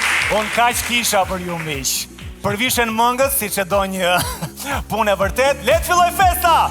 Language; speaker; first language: Albanian; native; Albanian